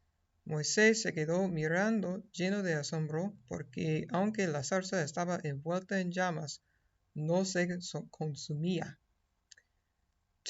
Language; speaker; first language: Spanish; non-native, fluent; English